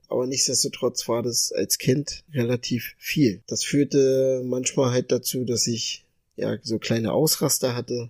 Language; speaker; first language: German; early bilingual, other home language; Ga